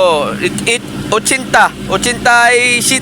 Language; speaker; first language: Filipino; native; Filipino